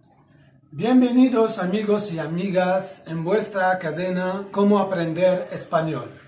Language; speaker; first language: Spanish; non-native, fluent; Arabic